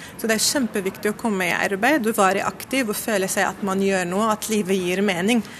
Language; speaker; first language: Norwegian; non-native, fluent; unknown